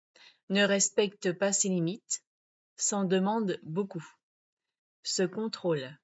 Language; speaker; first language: French; native; French